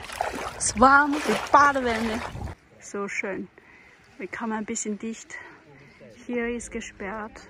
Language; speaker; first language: German; non-native, learner; Chinese